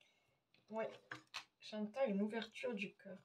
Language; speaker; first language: French; native; French